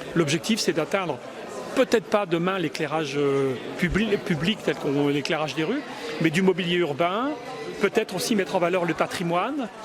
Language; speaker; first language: French; native; French